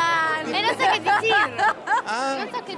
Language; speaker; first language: Italian; non-native, learner; Spanish